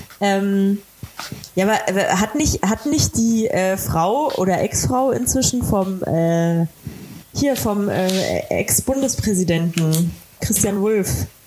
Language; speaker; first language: German; native; German